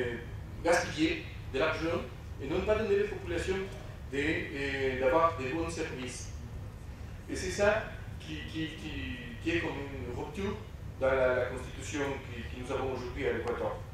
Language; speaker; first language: French; non-native, fluent; Spanish